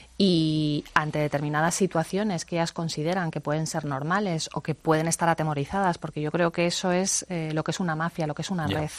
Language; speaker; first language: Spanish; native; Spanish